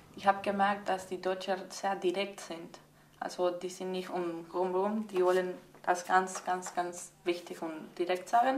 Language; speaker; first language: German; early bilingual, heritage; Spanish